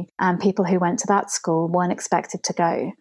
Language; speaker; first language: English; native; English